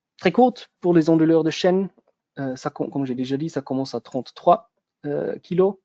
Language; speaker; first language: French; non-native, local second language; German